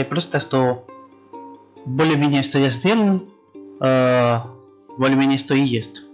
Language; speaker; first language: Russian; non-native, learner; Spanish